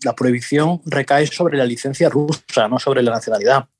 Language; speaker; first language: Spanish; native; Spanish